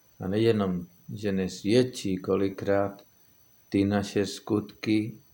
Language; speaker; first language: Czech; non-native, fluent; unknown